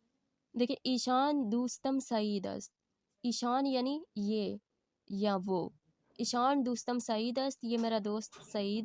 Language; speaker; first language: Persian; non-native, learner; Urdu